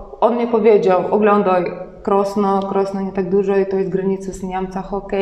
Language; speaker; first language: Polish; non-native, learner; Russian